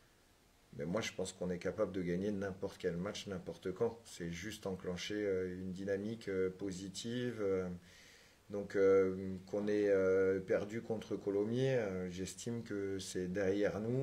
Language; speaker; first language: French; native; French